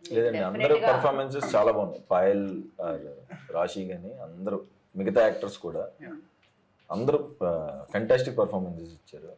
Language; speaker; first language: Telugu; native; Telugu